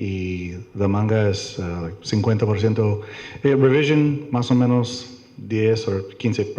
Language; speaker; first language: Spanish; non-native, learner; English